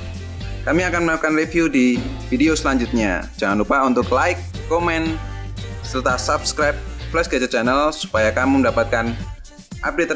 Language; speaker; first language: Indonesian; native; Indonesian